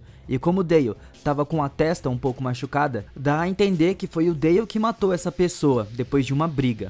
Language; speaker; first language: Portuguese; native; Portuguese